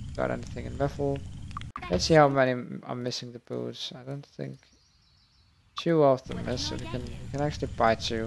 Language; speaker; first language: English; non-native, fluent; Danish